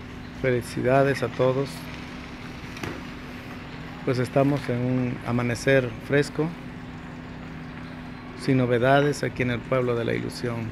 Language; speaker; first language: Spanish; native; Spanish